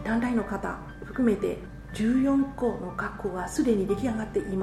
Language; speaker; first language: Japanese; non-native, fluent; Burmese